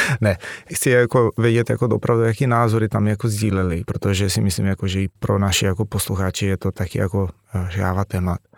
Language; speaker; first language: Czech; non-native, fluent; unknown